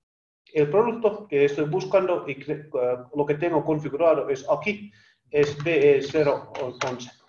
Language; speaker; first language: Spanish; non-native, learner; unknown